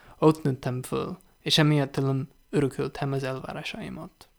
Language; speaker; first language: Hungarian; non-native, learner; English